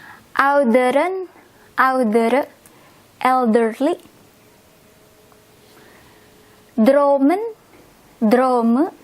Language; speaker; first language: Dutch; non-native, fluent; Indonesian